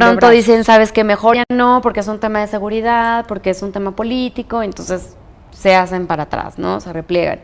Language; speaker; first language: Spanish; native; Spanish